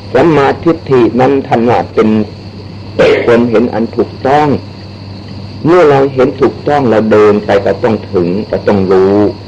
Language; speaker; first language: Thai; native; Thai